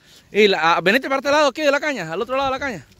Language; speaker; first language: Spanish; native; Spanish